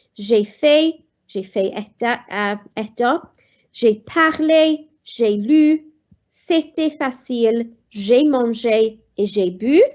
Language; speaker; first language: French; non-native, fluent; Welsh